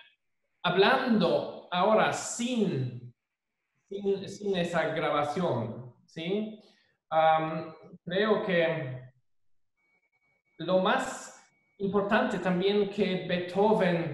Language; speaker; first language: Spanish; non-native, fluent; German